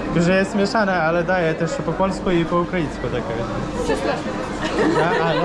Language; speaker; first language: Polish; non-native, learner; Ukrainian